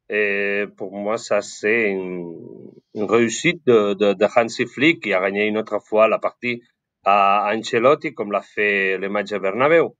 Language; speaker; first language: French; non-native, fluent; Spanish